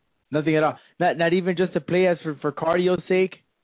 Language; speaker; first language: English; early bilingual, other home language; Spanish